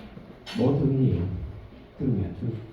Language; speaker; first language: Vietnamese; early bilingual, heritage; Vietnamese